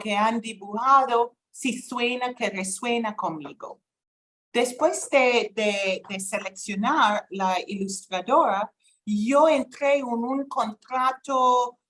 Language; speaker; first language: Spanish; non-native, fluent; English